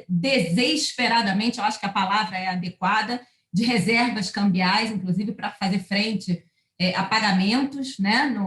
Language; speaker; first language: Portuguese; native; Portuguese